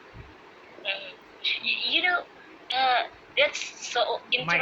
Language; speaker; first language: English; non-native, learner; Indonesian